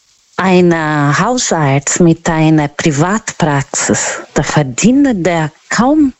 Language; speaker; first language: German; non-native, fluent; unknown